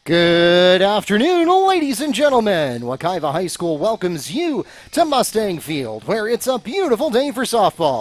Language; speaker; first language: English; native; English